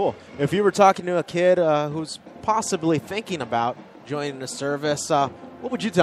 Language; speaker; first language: English; native; English